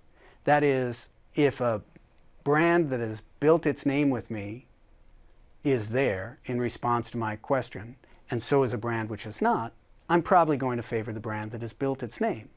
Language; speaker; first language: English; native; English